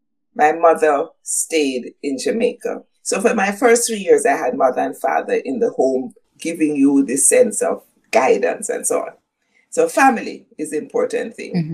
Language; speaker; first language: English; non-native, local second language; Jamaican Creole English